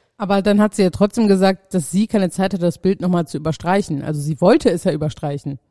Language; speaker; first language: German; native; German